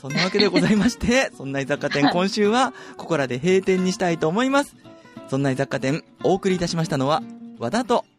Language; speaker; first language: Japanese; native; Japanese